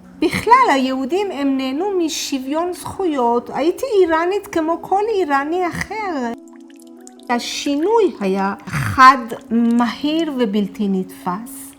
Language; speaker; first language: Hebrew; non-native, fluent; Persian